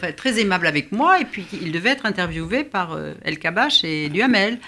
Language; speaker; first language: French; native; French